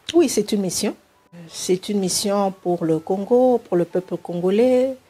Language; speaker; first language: French; non-native, local second language; Bemba